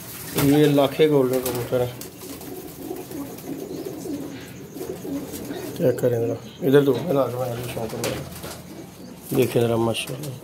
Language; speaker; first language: Hindi; non-native, local second language; Punjabi